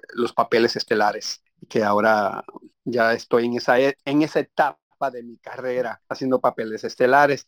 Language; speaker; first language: Spanish; native; Spanish